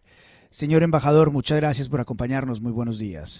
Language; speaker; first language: Spanish; native; Spanish